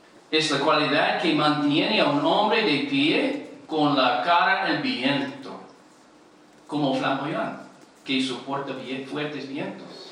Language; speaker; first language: Spanish; non-native, learner; English